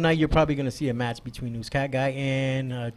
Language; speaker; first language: English; native; English